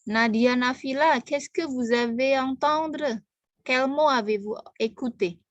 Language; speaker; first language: French; non-native, fluent; Indonesian